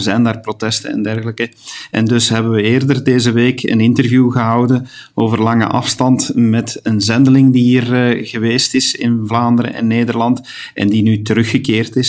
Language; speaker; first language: Dutch; native; Dutch